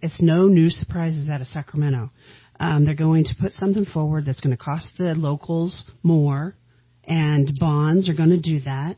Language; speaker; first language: English; native; English